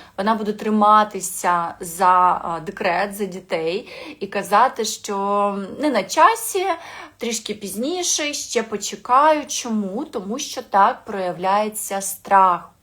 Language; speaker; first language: Ukrainian; non-native, local second language; Russian